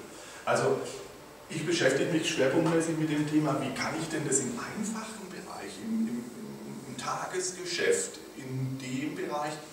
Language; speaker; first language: German; native; German